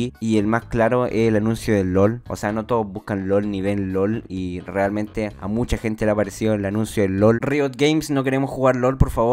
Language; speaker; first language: Spanish; native; Spanish